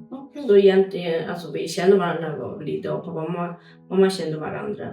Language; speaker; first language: Swedish; non-native, fluent; Chinese